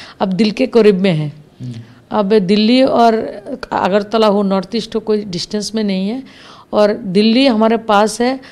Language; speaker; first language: Hindi; non-native, local second language; Bangla